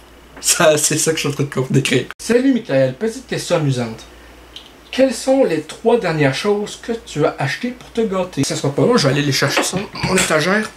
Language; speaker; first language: French; native; French